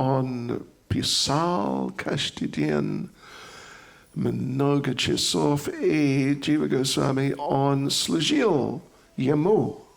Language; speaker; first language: Russian; non-native, learner; English